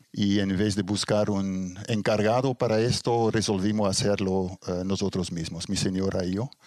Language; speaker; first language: Spanish; non-native, fluent; Dutch